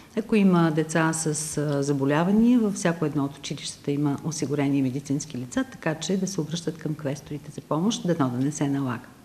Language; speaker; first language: Bulgarian; native; Bulgarian